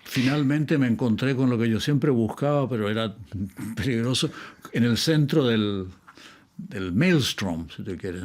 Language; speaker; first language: Spanish; native; Spanish